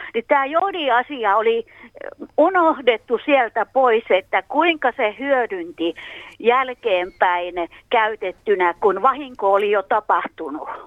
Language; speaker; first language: Finnish; native; Finnish